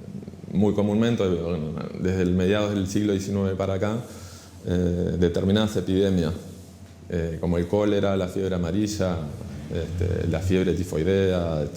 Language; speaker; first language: Spanish; native; Spanish